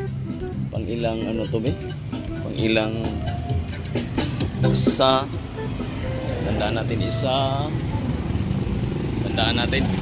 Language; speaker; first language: Filipino; native; Filipino